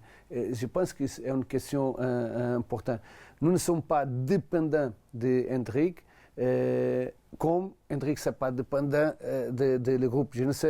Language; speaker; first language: French; non-native, learner; Portuguese